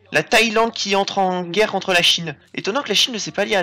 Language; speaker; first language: French; native; French